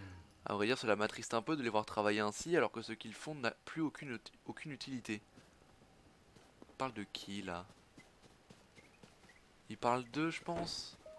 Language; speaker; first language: French; native; French